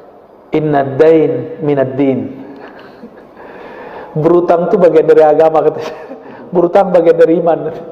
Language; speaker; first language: Indonesian; native; Indonesian